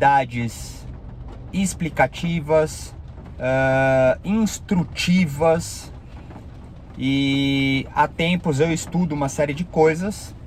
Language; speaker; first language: Portuguese; native; Portuguese